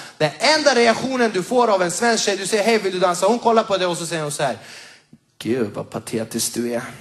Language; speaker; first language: Swedish; early bilingual, other home language; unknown